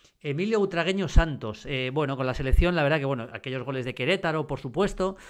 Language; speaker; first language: Spanish; native; Spanish